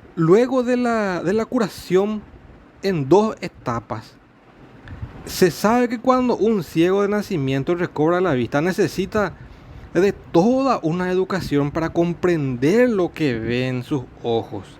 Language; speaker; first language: Spanish; native; Spanish